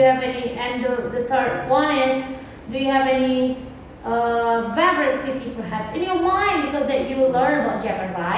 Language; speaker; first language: English; non-native, learner; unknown